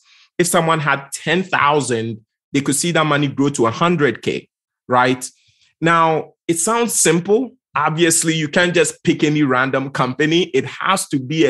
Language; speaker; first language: English; non-native, local second language; Akan